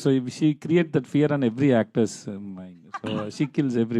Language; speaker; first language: Telugu; non-native, learner; Tamil